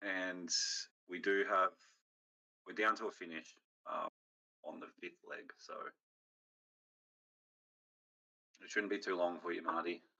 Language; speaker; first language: English; native; English